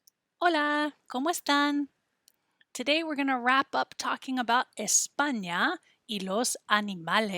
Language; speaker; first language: Spanish; non-native, fluent; English